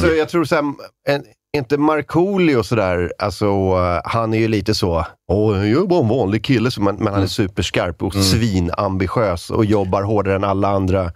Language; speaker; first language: Swedish; native; Swedish